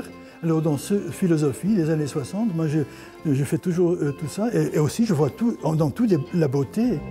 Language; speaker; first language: French; non-native, fluent; Dutch